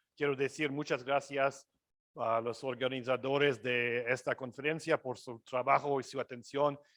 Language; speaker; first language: Spanish; non-native, learner; English